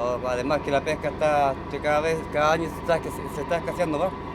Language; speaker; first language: Spanish; native; Spanish